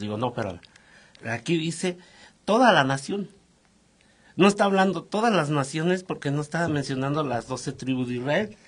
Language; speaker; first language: Spanish; native; Spanish